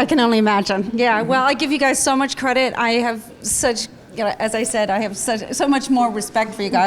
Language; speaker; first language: English; native; English